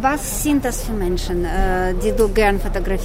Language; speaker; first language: German; non-native, fluent; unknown